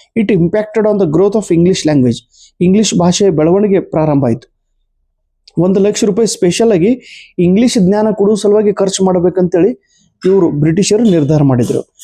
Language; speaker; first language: Kannada; native; Kannada